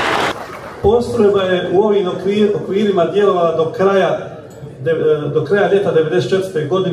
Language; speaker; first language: Croatian; native; Croatian